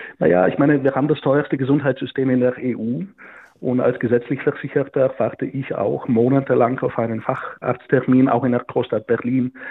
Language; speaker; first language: German; non-native, fluent; Bulgarian